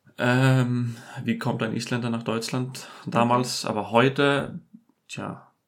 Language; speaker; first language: German; non-native, fluent; Icelandic